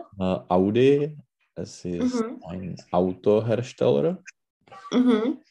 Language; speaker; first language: German; non-native, learner; Czech